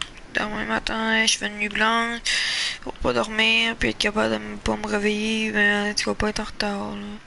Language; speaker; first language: French; native; French